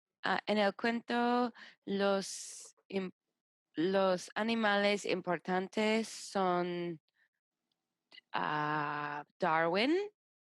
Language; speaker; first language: Spanish; non-native, learner; English